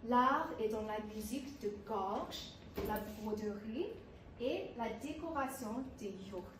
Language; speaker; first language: French; non-native, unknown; English